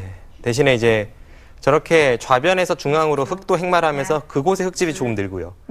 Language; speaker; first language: Korean; native; Korean